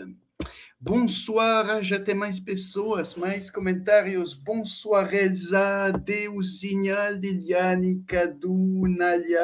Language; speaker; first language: Portuguese; non-native, fluent; French